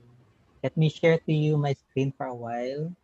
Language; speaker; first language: English; non-native, fluent; Filipino